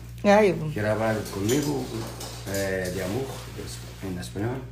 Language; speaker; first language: Spanish; non-native, learner; Portuguese